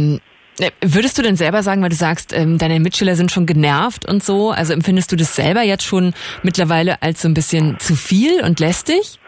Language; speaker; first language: German; native; German